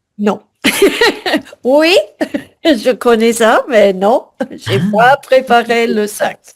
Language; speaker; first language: French; non-native, fluent; English